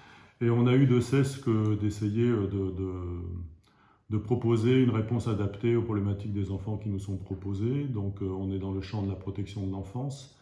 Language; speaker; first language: French; native; French